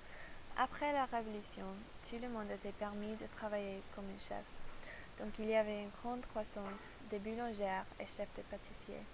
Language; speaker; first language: French; non-native, learner; English